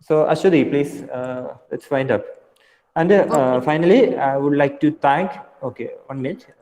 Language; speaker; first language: English; non-native, local second language; Malayalam